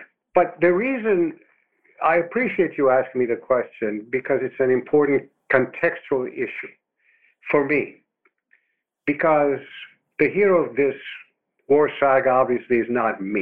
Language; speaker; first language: English; non-native, fluent; Romanian